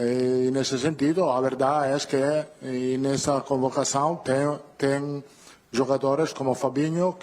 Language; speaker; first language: Portuguese; non-native, learner; Italian